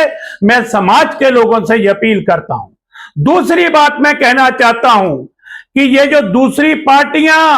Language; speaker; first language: Hindi; non-native, local second language; Punjabi